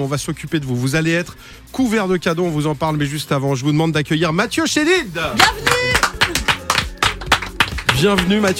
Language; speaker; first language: French; native; French